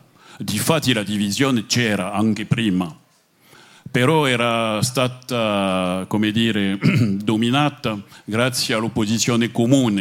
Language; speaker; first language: Italian; non-native, fluent; French